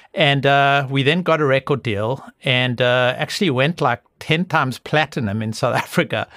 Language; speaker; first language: English; native; English